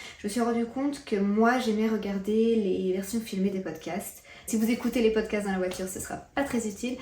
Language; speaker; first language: French; early bilingual, other home language; Portuguese